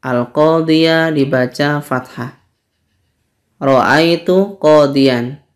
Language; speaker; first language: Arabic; non-native, fluent; Indonesian